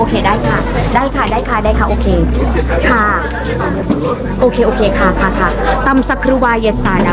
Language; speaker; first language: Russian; non-native, learner; Thai